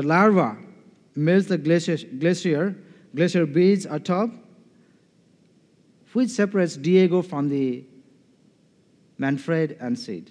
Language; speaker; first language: English; non-native, fluent; Nepali